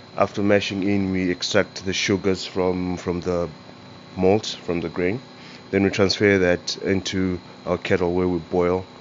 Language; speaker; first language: English; non-native, local second language; Shona